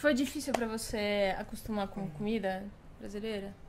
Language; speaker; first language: Portuguese; non-native, fluent; Russian